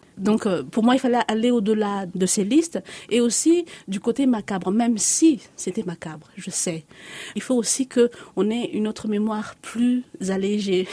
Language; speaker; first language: French; non-native, local second language; Lingala